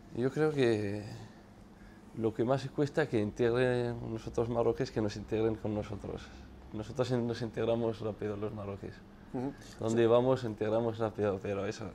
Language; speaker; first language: Spanish; non-native, fluent; Arabic